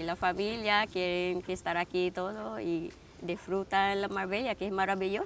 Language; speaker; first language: Spanish; non-native, fluent; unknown